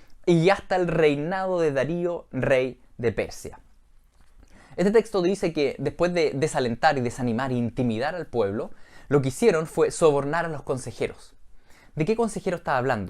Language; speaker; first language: Spanish; native; Spanish